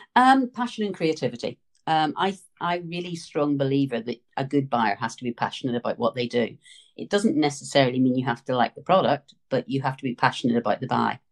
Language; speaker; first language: English; native; English